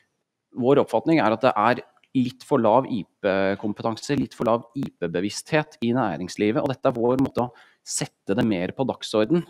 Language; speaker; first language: Norwegian; native; Norwegian